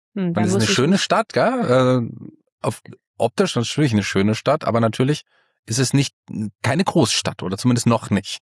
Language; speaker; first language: German; native; German